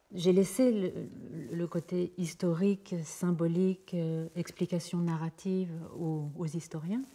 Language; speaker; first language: French; native; French